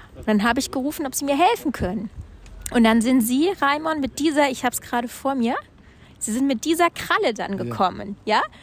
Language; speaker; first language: German; native; German